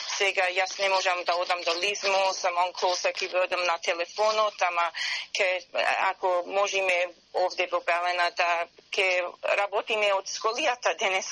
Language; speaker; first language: Macedonian; early bilingual, heritage; Macedonian